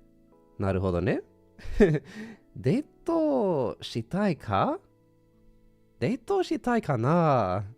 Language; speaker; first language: Japanese; non-native, learner; English